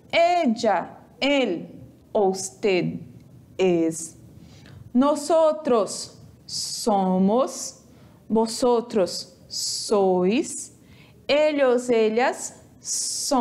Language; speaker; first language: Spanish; non-native, fluent; Portuguese